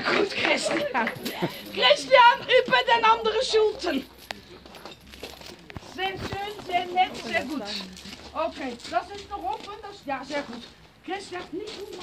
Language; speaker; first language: German; non-native, learner; Dutch